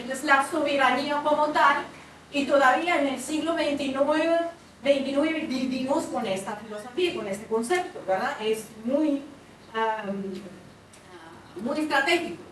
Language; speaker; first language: Spanish; non-native, fluent; Russian